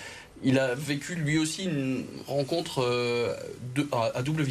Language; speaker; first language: French; native; French